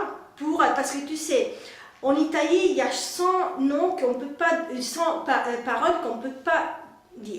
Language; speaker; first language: French; non-native, fluent; Spanish